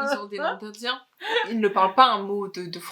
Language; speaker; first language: French; native; French